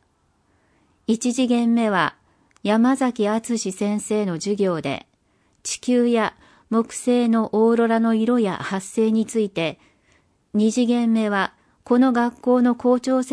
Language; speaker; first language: Japanese; native; Japanese